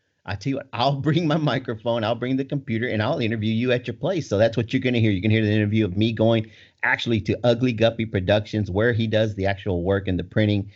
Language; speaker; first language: English; native; English